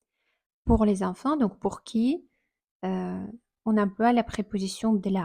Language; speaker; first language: French; non-native, fluent; Russian